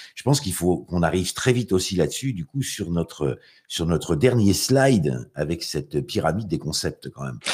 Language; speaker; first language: French; native; French